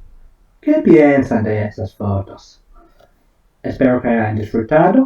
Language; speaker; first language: Spanish; non-native, fluent; English